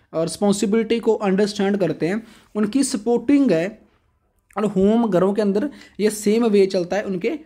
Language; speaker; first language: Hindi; non-native, local second language; Punjabi